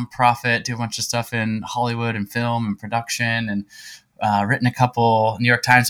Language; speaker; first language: English; native; English